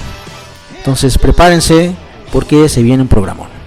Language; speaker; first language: Spanish; native; Spanish